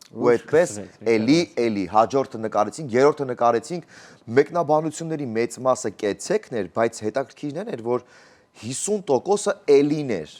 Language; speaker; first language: Armenian; native; Armenian